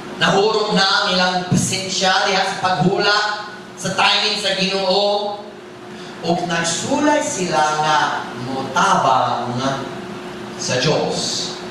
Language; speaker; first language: Cebuano; non-native, fluent; English